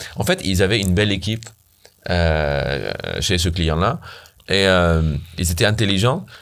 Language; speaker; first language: French; non-native, fluent; Arabic